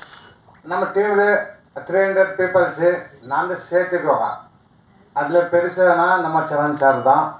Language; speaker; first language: Tamil; non-native, learner; Kannada